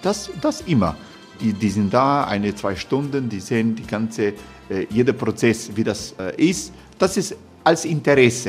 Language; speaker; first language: German; non-native, learner; Croatian